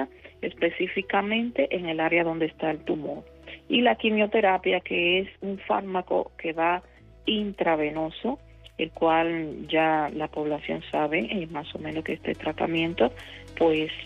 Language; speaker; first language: Spanish; native; Spanish